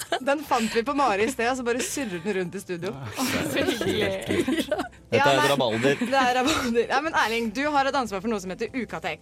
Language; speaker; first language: Norwegian; native; Norwegian